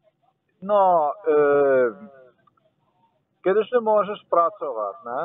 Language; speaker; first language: Polish; non-native, learner; Slovenian